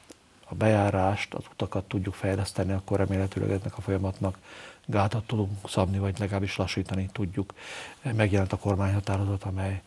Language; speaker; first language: Hungarian; native; Hungarian